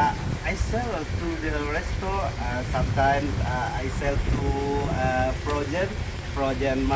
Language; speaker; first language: English; non-native, learner; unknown